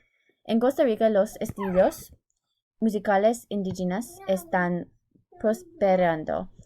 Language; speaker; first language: Spanish; non-native, learner; English